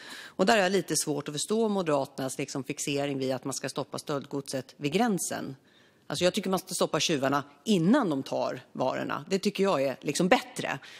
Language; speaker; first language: Swedish; native; Swedish